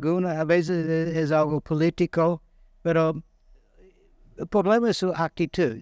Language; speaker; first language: Spanish; non-native, fluent; English